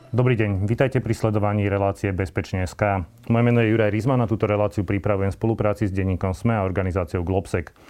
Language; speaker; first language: Slovak; native; Slovak